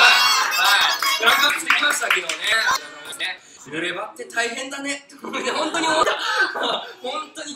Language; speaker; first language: Japanese; native; Japanese